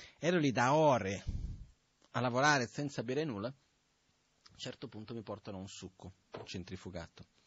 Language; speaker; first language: Italian; non-native, fluent; Portuguese